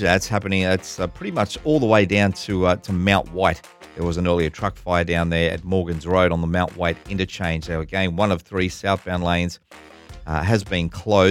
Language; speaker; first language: English; native; English